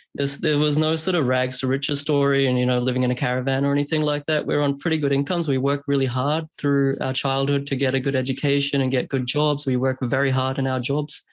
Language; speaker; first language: English; early bilingual, other home language; Hindi